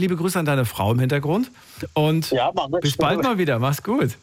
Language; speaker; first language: German; native; German